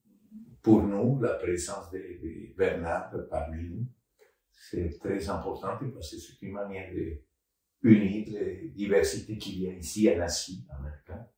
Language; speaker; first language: French; non-native, fluent; Spanish